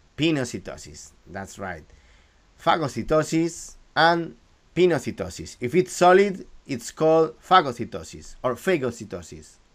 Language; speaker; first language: English; non-native, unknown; Galician